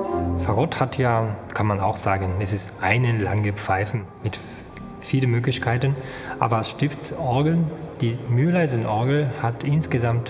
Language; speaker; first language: German; non-native, fluent; Japanese